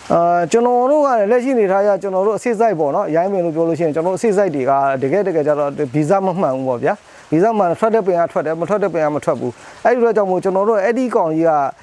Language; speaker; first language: Burmese; non-native, local second language; Mon